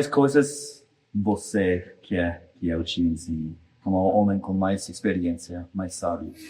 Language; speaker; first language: Portuguese; non-native, fluent; English